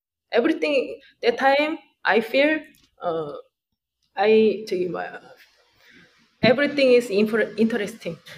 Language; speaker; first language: English; non-native, learner; Korean